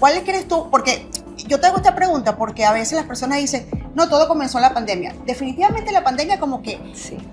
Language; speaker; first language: Spanish; native; Spanish